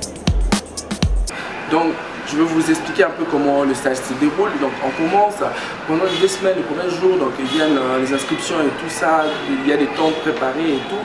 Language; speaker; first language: French; non-native, local second language; Luba-Lulua